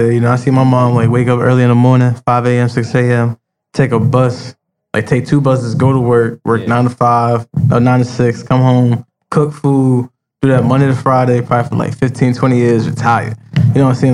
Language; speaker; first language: English; native; English